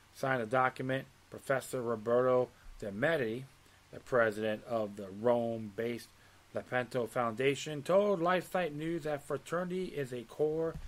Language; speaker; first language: English; native; English